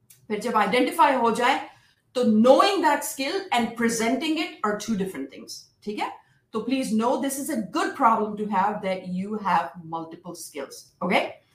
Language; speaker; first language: English; non-native, local second language; Hindi